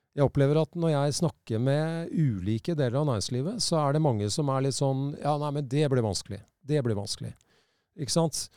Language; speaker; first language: Norwegian; native; Norwegian